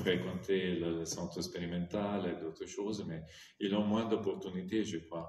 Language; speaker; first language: French; non-native, fluent; Italian